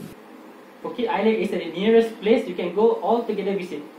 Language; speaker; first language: English; non-native, local second language; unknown